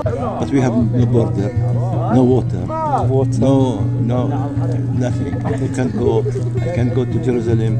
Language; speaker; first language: English; non-native, learner; Arabic